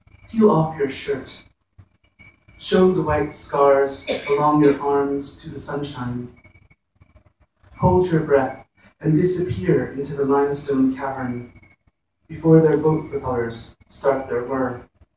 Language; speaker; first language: English; native; English